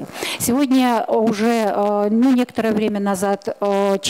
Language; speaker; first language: Russian; native; Russian